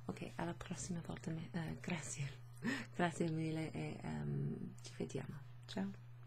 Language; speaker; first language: Italian; non-native, fluent; English